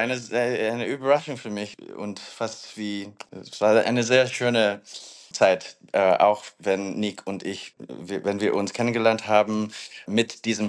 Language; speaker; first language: German; non-native, learner; English